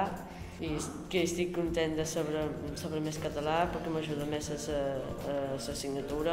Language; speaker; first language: Catalan; early bilingual, other home language; English